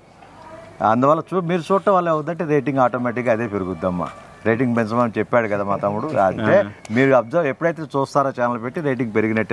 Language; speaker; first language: Telugu; native; Telugu